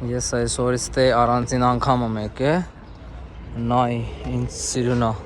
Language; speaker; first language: Armenian; non-native, learner; Hindi